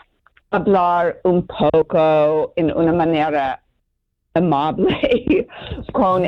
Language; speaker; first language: Spanish; non-native, fluent; English